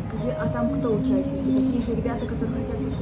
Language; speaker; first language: Russian; native; Russian